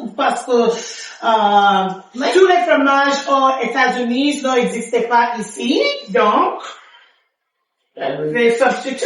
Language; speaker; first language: French; non-native, learner; English